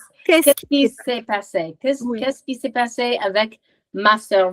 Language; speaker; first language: French; non-native, learner; English